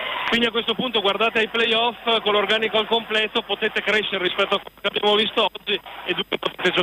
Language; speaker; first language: Italian; native; Italian